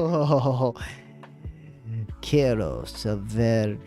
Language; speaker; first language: Spanish; non-native, learner; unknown